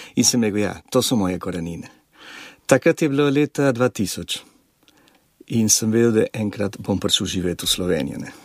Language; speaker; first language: Slovenian; early bilingual, heritage; Slovenian